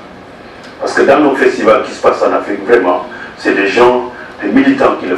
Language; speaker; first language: French; non-native, local second language; Wolof